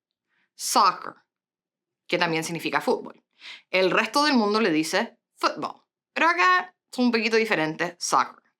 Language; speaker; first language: Spanish; non-native, fluent; English